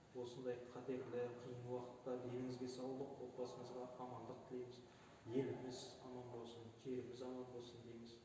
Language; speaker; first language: Kazakh; native; Kazakh